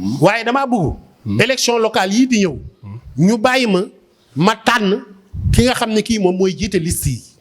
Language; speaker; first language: Wolof; native; Wolof